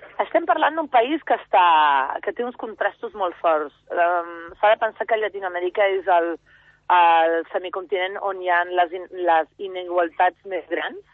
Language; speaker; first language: Catalan; early bilingual, other home language; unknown